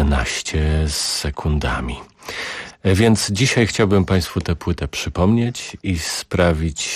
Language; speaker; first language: Polish; native; Polish